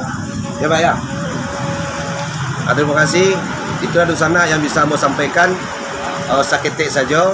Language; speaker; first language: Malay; non-native, local second language; Minangkabau